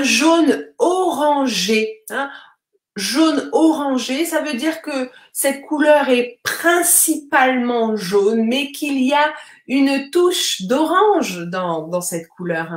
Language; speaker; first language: French; native; French